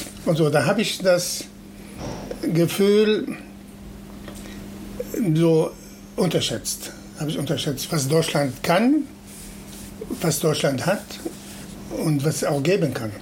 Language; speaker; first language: German; non-native, fluent; Arabic